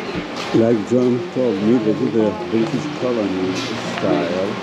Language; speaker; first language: English; non-native, learner; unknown